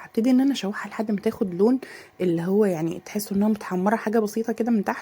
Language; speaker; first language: Arabic; native; Arabic